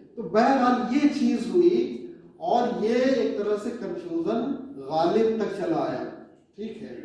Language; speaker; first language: Urdu; native; Urdu